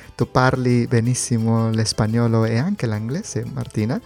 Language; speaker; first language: Italian; non-native, learner; Spanish